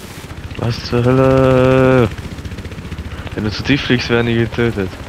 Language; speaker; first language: German; native; German